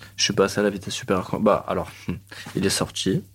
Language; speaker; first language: French; native; French